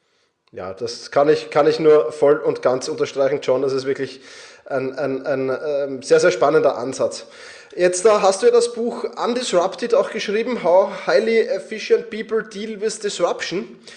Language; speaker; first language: German; native; German